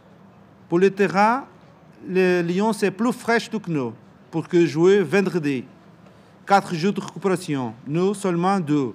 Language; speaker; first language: French; non-native, learner; Portuguese